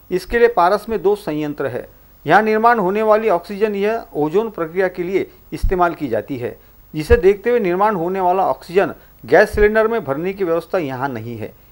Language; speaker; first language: Hindi; non-native, local second language; Marathi